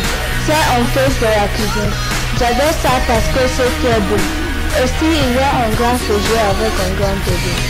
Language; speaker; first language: French; non-native, learner; English